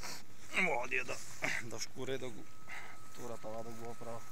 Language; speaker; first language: Bulgarian; native; Bulgarian